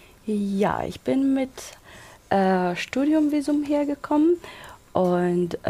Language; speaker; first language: German; non-native, local second language; Persian